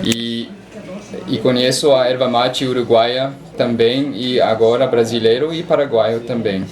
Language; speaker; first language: Portuguese; non-native, learner; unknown